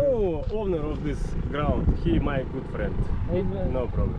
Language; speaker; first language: English; non-native, learner; Russian